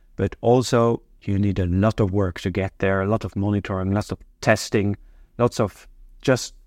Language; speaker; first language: English; non-native, fluent; Norwegian